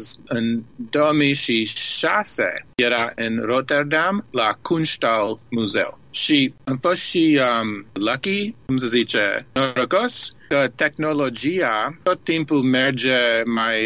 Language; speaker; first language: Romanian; early bilingual, heritage; Romanian